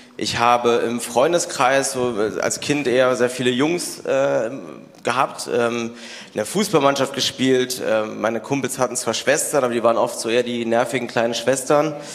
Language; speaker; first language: German; native; German